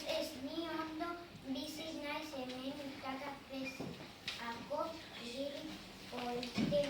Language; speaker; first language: Basque; non-native, local second language; Spanish